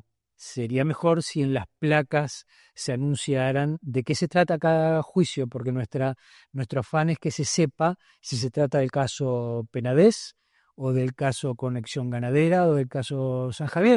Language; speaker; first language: Spanish; native; Spanish